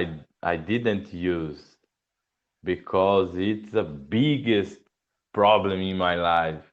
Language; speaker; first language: English; non-native, learner; Portuguese